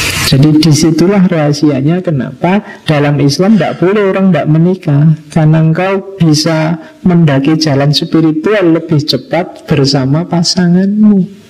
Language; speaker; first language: Indonesian; non-native, local second language; Javanese